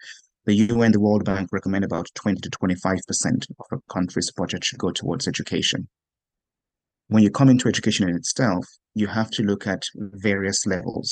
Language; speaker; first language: English; non-native, local second language; Yoruba